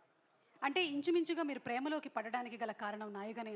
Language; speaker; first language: Telugu; native; Telugu